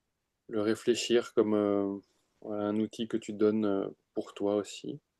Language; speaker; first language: French; native; French